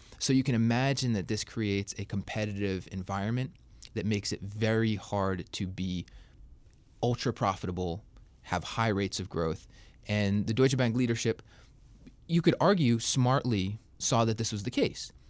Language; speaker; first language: English; native; English